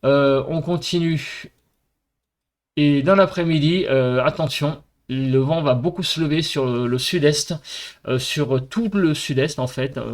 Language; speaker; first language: French; native; French